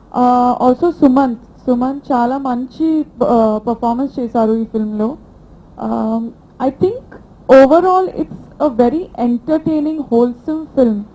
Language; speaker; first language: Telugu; non-native, learner; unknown